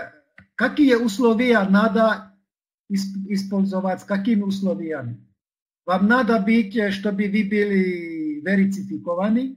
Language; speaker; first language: Russian; non-native, fluent; Czech